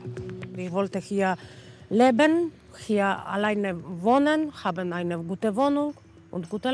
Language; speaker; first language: German; non-native, learner; Polish